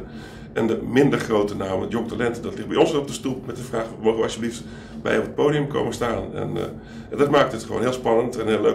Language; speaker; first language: Dutch; native; Dutch